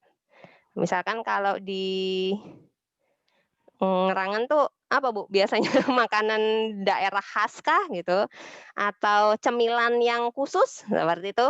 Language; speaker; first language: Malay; non-native, local second language; Javanese